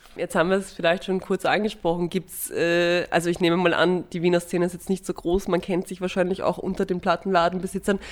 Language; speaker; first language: German; native; German